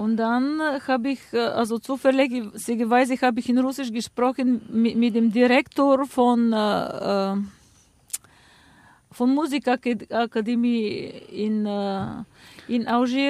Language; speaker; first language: German; non-native, fluent; Bulgarian